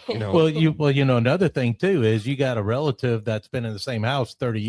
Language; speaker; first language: English; native; English